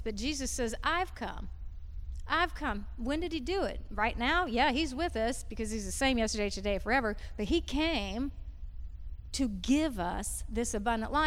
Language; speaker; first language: English; native; English